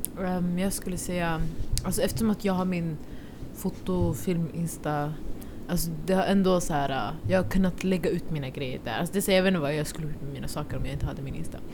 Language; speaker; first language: Swedish; early bilingual, other home language; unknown